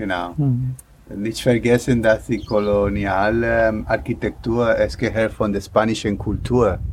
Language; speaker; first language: German; non-native, learner; Spanish